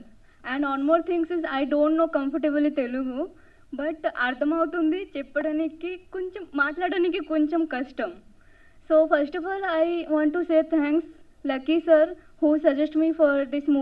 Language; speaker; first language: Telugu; non-native, learner; Odia